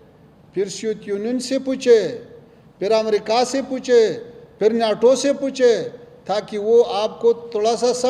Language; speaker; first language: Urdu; non-native, fluent; Pashto